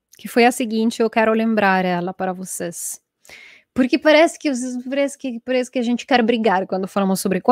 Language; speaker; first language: Portuguese; non-native, fluent; Italian